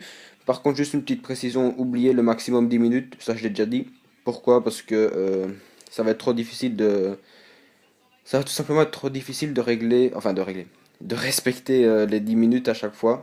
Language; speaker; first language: French; native; French